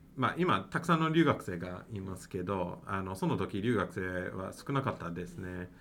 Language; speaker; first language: Japanese; non-native, fluent; English